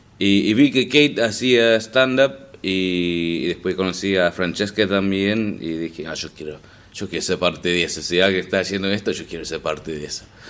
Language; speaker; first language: Spanish; non-native, fluent; English